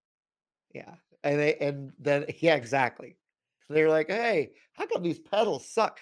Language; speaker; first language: English; native; English